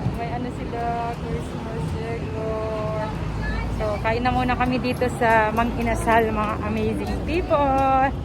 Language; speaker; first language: Filipino; non-native, local second language; Iloko